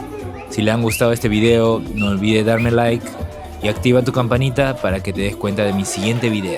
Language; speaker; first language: Spanish; native; Spanish